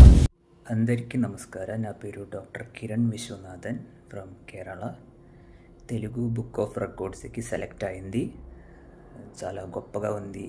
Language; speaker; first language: Telugu; non-native, learner; Malayalam